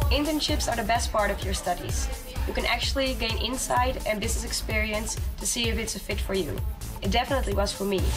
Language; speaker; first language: English; non-native, fluent; Dutch